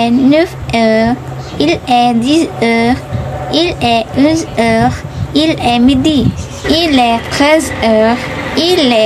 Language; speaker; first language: French; non-native, learner; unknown